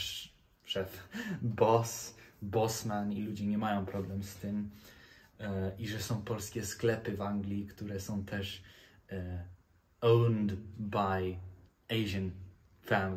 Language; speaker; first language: Polish; early bilingual, heritage; Polish